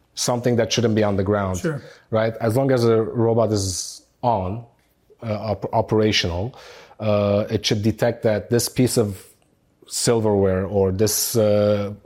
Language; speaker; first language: English; non-native, fluent; Arabic